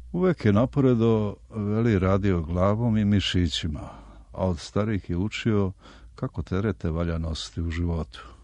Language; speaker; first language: Serbian; native; Serbian